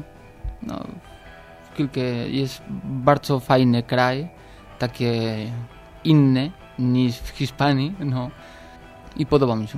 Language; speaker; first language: Polish; non-native, learner; Spanish